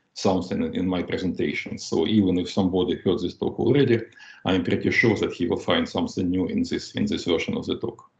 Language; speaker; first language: English; non-native, fluent; Russian